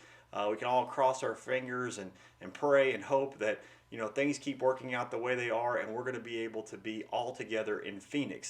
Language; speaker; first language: English; native; English